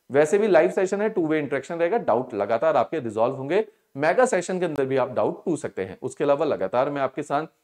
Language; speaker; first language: Hindi; non-native, local second language; Punjabi